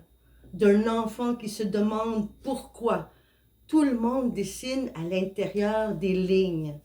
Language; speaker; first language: French; non-native, fluent; Spanish